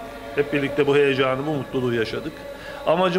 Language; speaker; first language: Turkish; native; Turkish